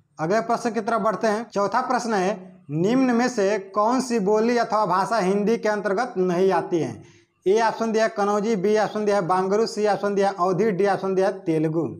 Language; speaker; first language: Hindi; native; Hindi